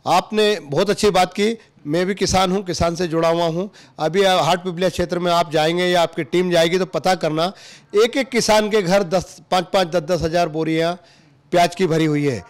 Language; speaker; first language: Hindi; native; Hindi